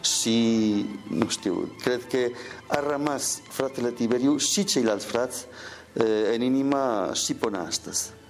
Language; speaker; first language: Romanian; non-native, fluent; Spanish